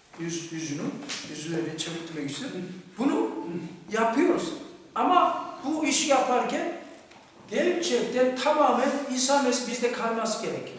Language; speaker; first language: Turkish; non-native, fluent; Korean